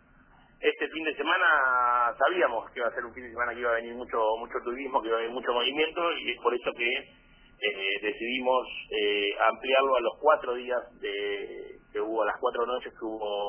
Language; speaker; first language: Spanish; native; Spanish